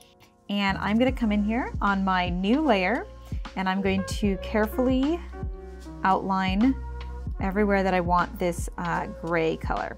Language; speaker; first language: English; native; English